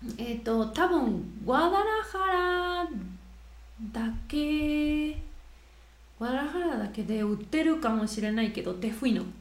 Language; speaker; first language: Japanese; non-native, fluent; Spanish